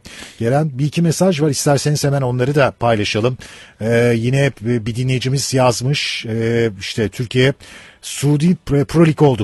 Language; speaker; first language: Turkish; native; Turkish